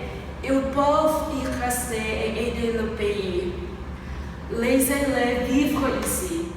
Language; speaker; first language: French; non-native, learner; English